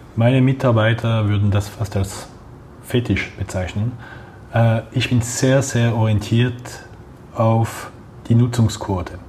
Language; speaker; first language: German; non-native, local second language; French